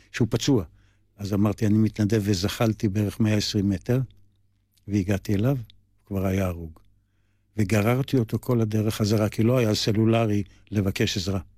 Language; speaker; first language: Hebrew; native; Hebrew